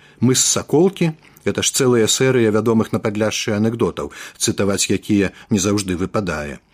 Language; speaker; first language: Belarusian; native; Belarusian